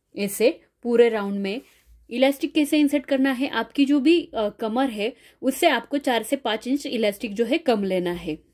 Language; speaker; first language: Hindi; non-native, local second language; Marathi